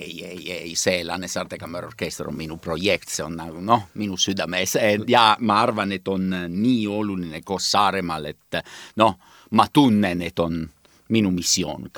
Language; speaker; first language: Estonian; non-native, learner; Italian